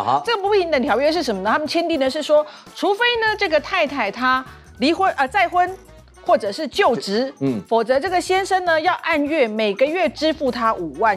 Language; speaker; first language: Chinese; native; Chinese